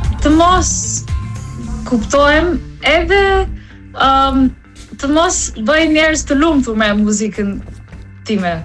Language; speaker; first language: Albanian; early bilingual, heritage; English